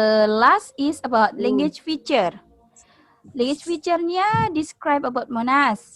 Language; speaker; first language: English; non-native, learner; Indonesian